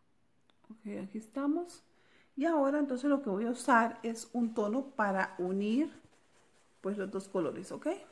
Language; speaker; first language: Spanish; native; Spanish